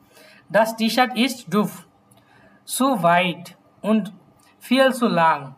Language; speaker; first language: German; non-native, fluent; Bangla